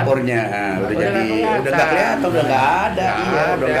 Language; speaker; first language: Indonesian; native; Indonesian